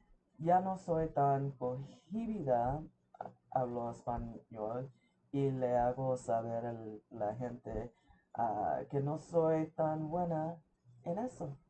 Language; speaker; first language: Spanish; early bilingual, heritage; English